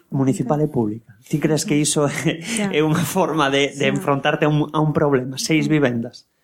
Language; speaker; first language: Galician; non-native, local second language; Spanish